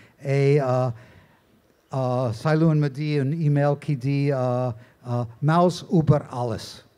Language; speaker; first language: French; non-native, learner; English